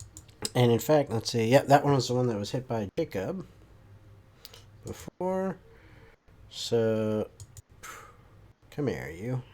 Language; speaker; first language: English; native; English